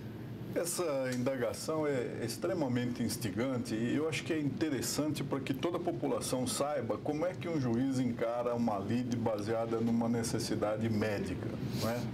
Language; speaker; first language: Portuguese; native; Portuguese